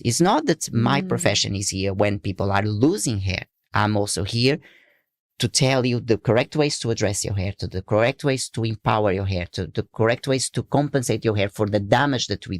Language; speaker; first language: English; non-native, fluent; Portuguese